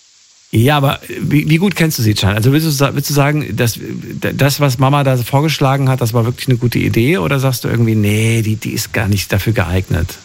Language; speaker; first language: German; native; German